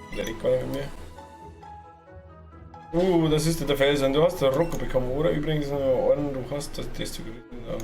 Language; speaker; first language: German; native; German